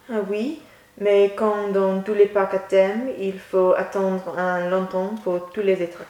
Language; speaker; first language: French; non-native, learner; English